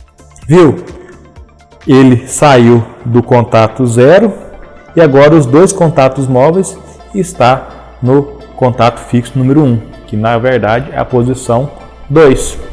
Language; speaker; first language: Portuguese; native; Portuguese